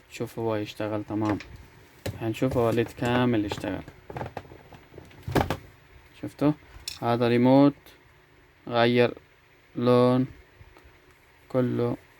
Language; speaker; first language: Arabic; non-native, learner; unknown